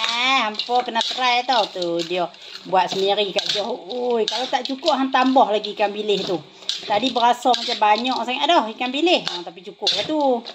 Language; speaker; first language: Malay; native; Malay